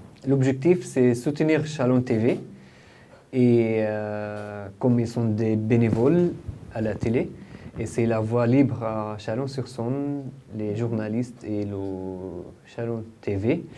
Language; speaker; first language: French; non-native, fluent; Arabic